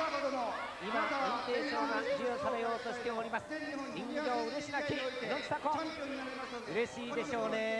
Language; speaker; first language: Japanese; native; Japanese